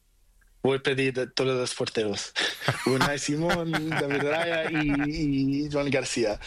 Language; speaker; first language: Spanish; non-native, learner; Portuguese